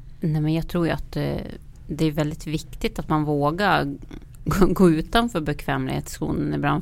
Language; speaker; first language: Swedish; native; Swedish